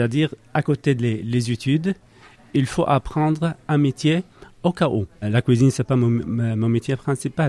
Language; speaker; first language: French; non-native, learner; Arabic